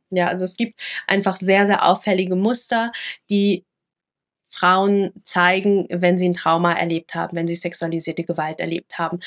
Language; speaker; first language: German; early bilingual, other home language; Vietnamese